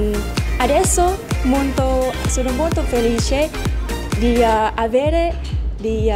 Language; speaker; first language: Italian; non-native, learner; Vietnamese